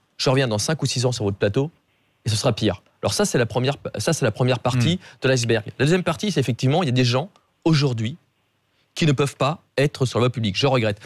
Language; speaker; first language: French; native; French